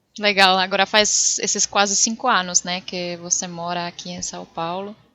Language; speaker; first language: Portuguese; non-native, fluent; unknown